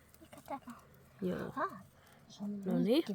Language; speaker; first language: Finnish; non-native, learner; Thai